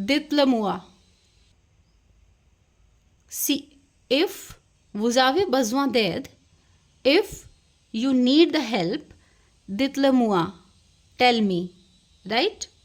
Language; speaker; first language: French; non-native, fluent; Hindi